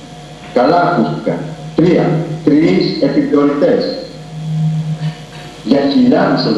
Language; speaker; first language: Greek; native; Greek